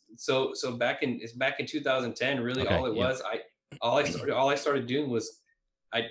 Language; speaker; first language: English; native; English